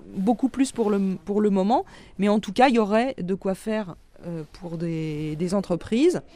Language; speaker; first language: French; native; French